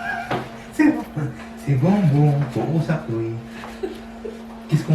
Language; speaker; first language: French; non-native, learner; Sinhala